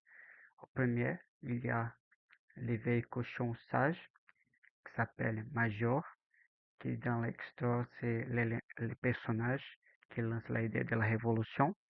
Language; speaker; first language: French; non-native, learner; Portuguese